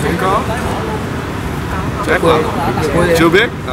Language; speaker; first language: Vietnamese; early bilingual, heritage; English